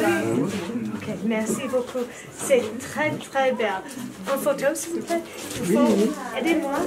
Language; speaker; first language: French; non-native, fluent; English